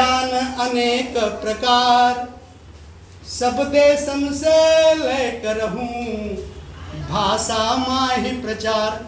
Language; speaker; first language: Hindi; native; Hindi